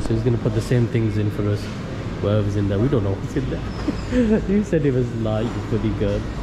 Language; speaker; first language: English; native; English